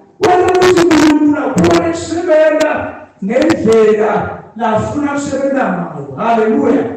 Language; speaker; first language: Zulu; non-native, local second language; Swati